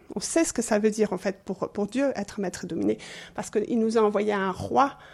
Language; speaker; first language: French; non-native, fluent; English